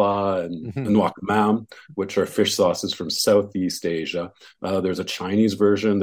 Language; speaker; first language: English; native; English